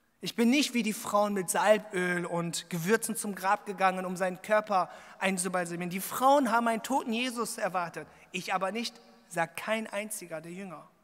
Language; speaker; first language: German; early bilingual, other home language; Korean